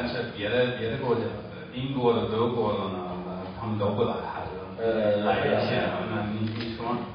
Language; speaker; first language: Chinese; non-native, learner; German